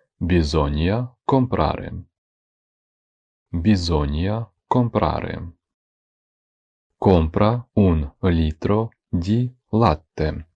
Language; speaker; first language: Italian; non-native, fluent; Ukrainian